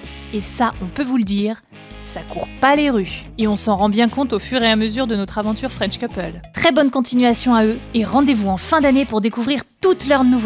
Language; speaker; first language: French; native; French